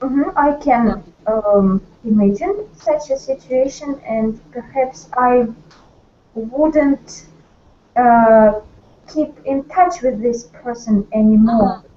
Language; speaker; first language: English; non-native, learner; Russian